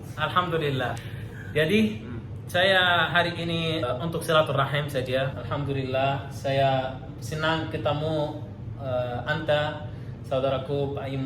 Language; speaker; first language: Indonesian; non-native, learner; Arabic